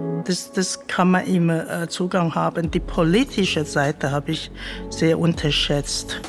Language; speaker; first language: German; non-native, fluent; Chinese